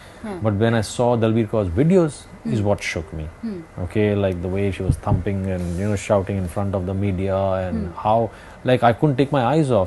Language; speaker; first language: English; non-native, local second language; Hindi